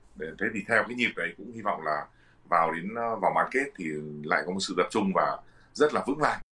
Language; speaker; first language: Vietnamese; native; Vietnamese